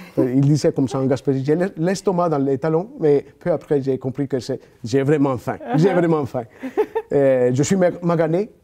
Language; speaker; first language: French; non-native, fluent; Spanish